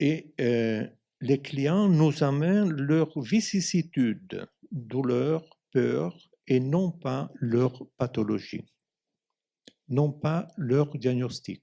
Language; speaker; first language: French; non-native, fluent; Italian